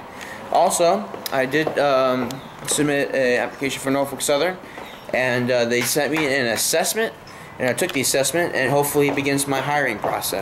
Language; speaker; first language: English; native; English